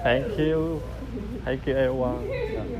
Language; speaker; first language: English; non-native, learner; Vietnamese